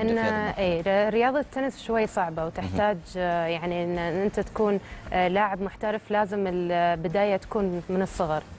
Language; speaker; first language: Arabic; native; Arabic